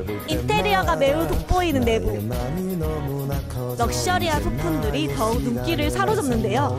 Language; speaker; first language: Korean; native; Korean